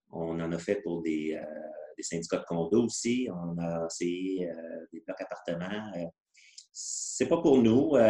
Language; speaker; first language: French; native; French